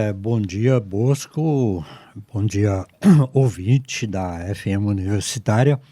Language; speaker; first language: Portuguese; non-native, fluent; French